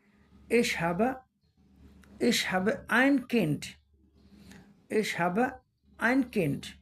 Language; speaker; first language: German; non-native, learner; Bangla